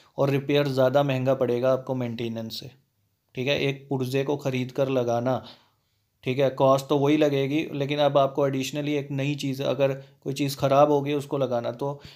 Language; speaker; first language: Hindi; native; Hindi